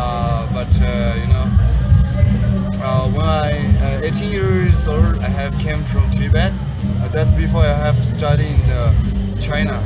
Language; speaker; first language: English; non-native, learner; Tibetan